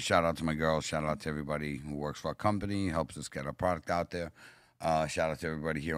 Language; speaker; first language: English; native; English